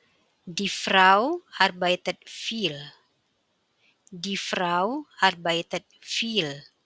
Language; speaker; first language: German; non-native, fluent; Indonesian